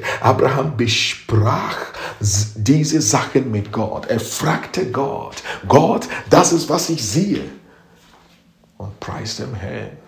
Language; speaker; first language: German; non-native, fluent; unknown